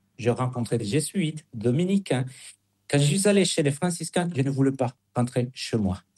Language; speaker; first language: French; non-native, fluent; Spanish